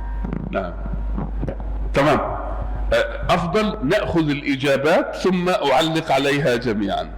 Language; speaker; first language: Arabic; native; Arabic